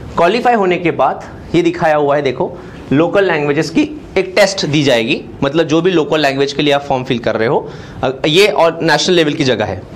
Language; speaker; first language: Hindi; non-native, local second language; Marathi